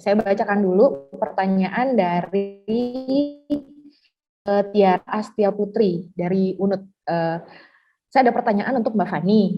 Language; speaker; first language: Indonesian; native; Indonesian